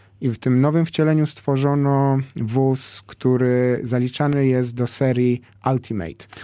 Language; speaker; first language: Polish; native; Polish